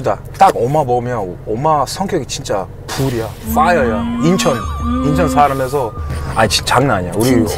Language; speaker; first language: Korean; non-native, learner; English